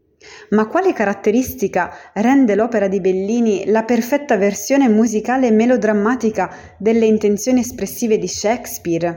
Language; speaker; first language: Italian; native; Italian